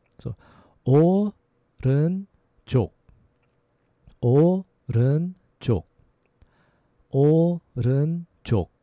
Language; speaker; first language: Korean; non-native, fluent; English